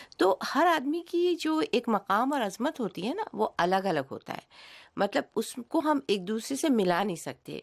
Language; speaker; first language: Urdu; native; Urdu